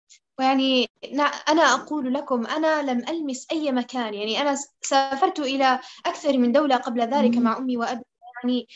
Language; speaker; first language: Arabic; native; Arabic